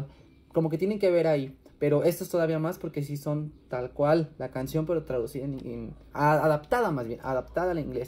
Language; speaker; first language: Spanish; native; Spanish